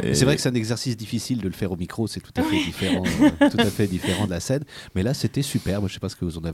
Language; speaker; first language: French; native; French